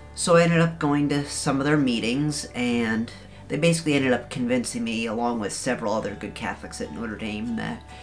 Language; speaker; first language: English; native; English